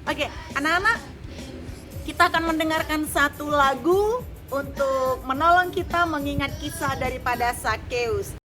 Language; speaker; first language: Indonesian; native; Indonesian